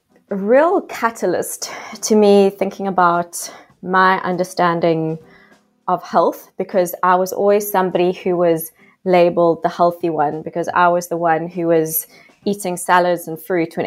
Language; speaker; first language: English; native; English